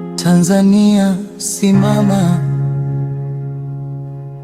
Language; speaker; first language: Swahili; native; Swahili